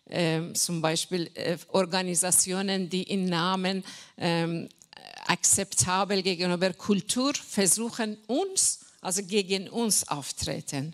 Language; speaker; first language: German; non-native, learner; Persian